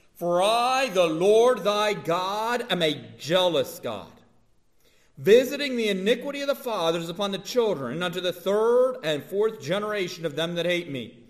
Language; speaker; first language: English; native; English